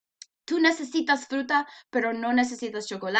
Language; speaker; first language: Spanish; non-native, fluent; English